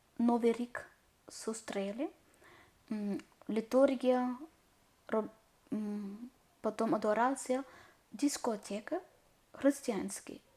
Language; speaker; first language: Ukrainian; non-native, learner; Malayalam